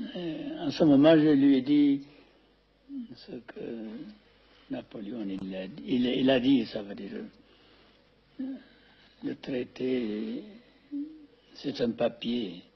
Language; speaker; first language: French; non-native, fluent; Amharic